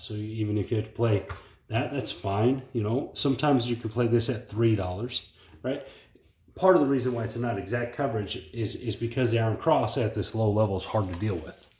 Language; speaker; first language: English; native; English